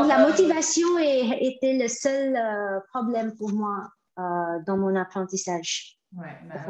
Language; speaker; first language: French; non-native, fluent; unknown